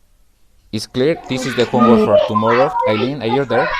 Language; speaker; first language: English; non-native, learner; Spanish